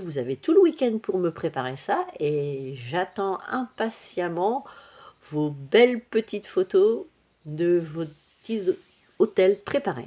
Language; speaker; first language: French; native; French